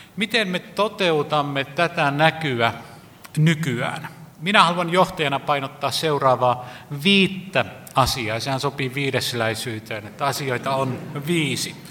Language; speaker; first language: Finnish; native; Finnish